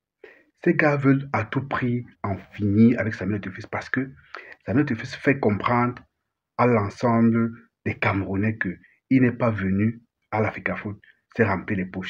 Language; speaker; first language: French; native; French